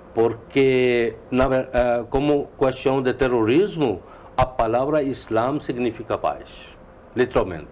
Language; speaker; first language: Portuguese; non-native, learner; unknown